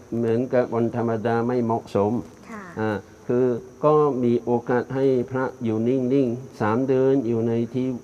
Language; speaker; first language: Thai; non-native, fluent; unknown